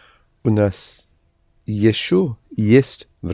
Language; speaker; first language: Russian; non-native, learner; English